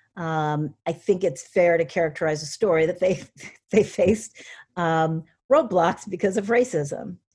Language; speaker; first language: English; native; English